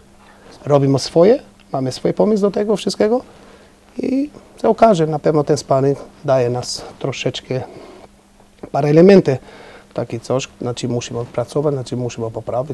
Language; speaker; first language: Polish; non-native, fluent; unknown